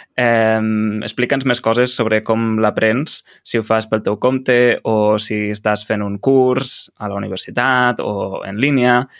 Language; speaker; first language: Catalan; native; Catalan